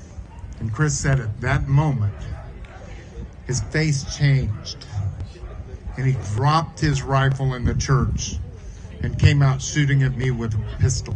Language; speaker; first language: English; native; English